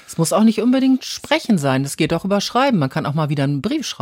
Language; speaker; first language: German; native; German